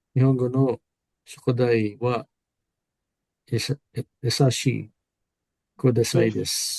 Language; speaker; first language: Japanese; non-native, learner; Filipino